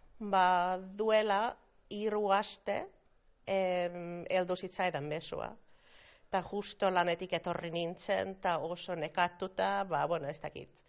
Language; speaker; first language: Basque; non-native, fluent; Finnish